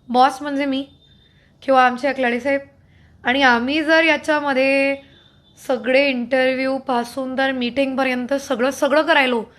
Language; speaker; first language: Marathi; non-native, fluent; Hindi